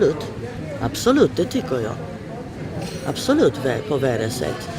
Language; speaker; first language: Swedish; non-native, fluent; Polish